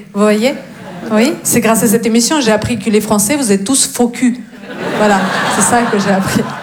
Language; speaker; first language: French; non-native, fluent; Russian